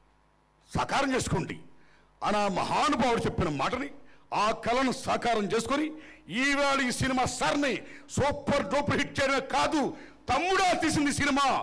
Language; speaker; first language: Telugu; native; Telugu